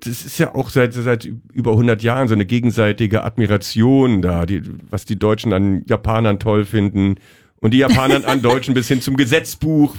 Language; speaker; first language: German; native; German